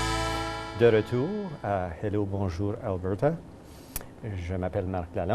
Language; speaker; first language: French; native; French